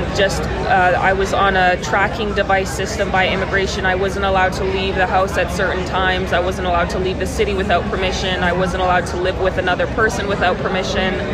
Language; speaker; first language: English; native; English